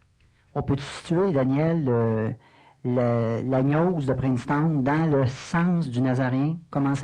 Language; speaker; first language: French; native; French